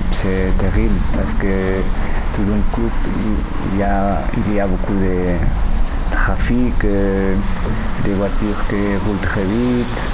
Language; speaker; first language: French; non-native, learner; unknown